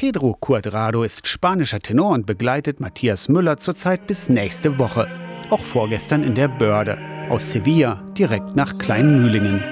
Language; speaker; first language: German; native; German